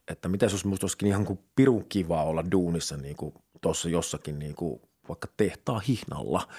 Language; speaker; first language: Finnish; native; Finnish